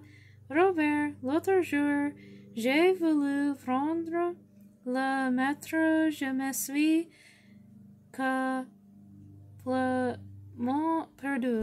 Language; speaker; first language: French; non-native, learner; English